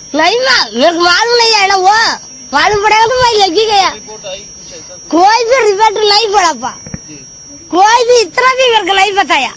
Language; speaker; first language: Hindi; non-native, local second language; Tamil